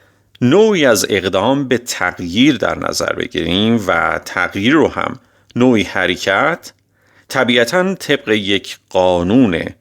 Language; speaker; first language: Persian; native; Persian